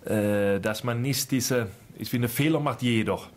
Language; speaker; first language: German; non-native, fluent; Swedish